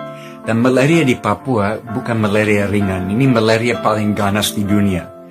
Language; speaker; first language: Indonesian; non-native, fluent; English